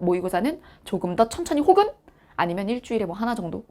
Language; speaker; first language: Korean; native; Korean